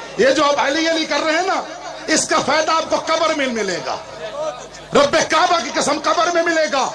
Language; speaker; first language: Urdu; non-native, local second language; Punjabi